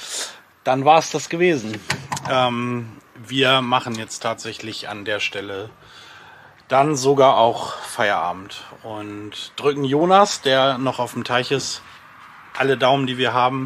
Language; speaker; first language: German; native; German